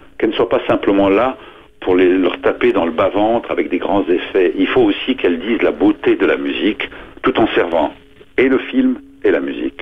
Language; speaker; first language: French; non-native, local second language; Arabic